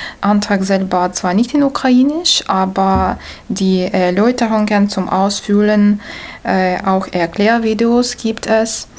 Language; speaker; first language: German; non-native, learner; Ukrainian